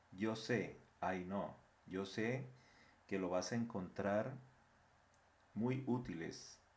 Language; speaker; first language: Spanish; native; Spanish